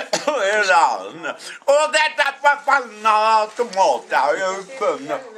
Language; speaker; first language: Swedish; native; Swedish